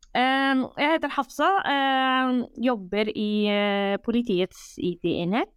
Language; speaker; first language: Norwegian; non-native, fluent; Arabic